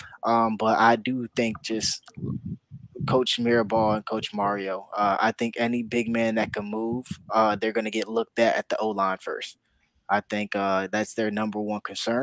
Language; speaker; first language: English; native; English